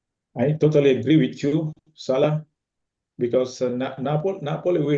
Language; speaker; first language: English; non-native, fluent; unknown